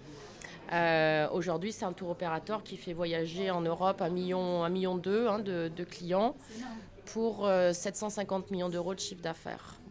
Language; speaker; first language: French; native; French